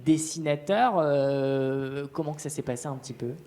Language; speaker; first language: French; native; French